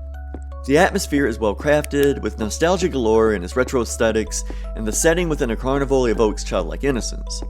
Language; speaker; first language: English; native; English